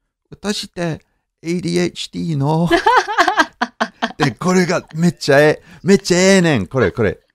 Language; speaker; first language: Japanese; non-native, fluent; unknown